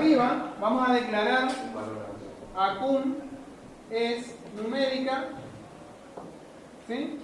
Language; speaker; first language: Spanish; native; Spanish